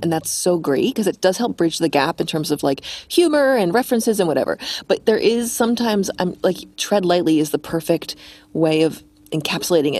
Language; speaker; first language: English; native; English